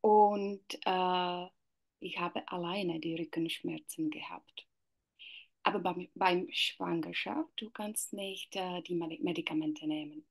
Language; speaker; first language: German; non-native, learner; Czech